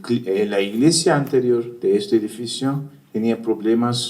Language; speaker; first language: Spanish; non-native, fluent; Turkish